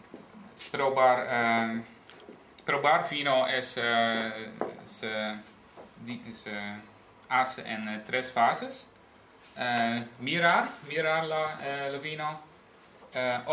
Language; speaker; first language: Spanish; non-native, learner; Dutch